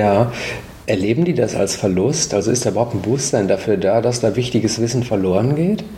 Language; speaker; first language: German; native; German